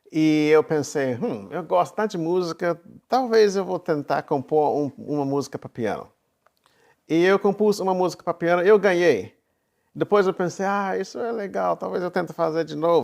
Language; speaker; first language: Portuguese; non-native, fluent; English